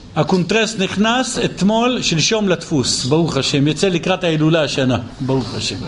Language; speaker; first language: Hebrew; native; Hebrew